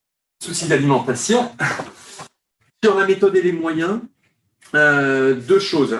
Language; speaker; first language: French; native; French